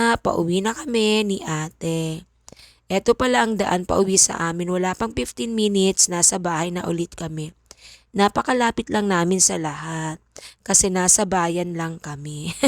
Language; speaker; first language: Filipino; non-native, local second language; Bikol